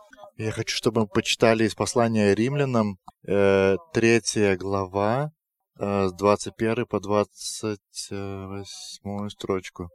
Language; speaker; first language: Russian; non-native, fluent; Lithuanian